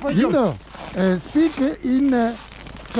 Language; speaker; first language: English; non-native, learner; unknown